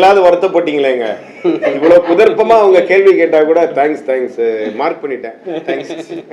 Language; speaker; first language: Tamil; native; Tamil